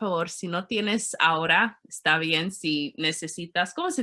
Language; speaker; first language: Spanish; non-native, learner; English